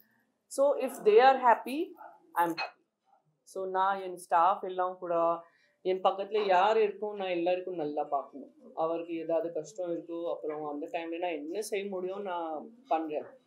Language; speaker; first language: Tamil; non-native, local second language; Gujarati